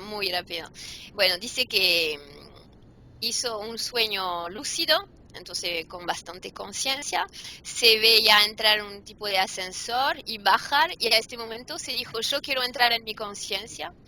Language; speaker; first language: Spanish; non-native, fluent; French